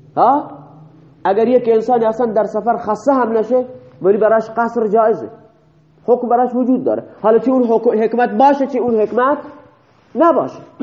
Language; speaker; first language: Persian; native; Persian